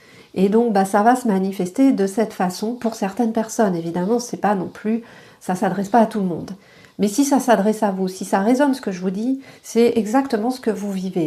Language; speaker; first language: French; native; French